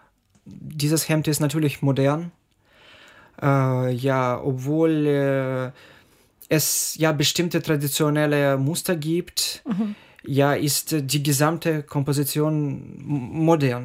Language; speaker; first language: German; non-native, fluent; Ukrainian